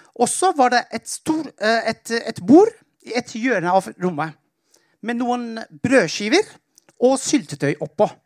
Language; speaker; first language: Norwegian; non-native, fluent; Persian